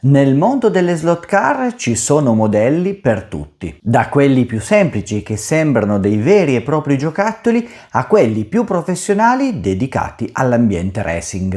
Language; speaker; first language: Italian; native; Italian